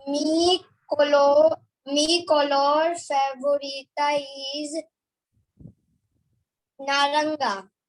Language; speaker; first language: Spanish; non-native, learner; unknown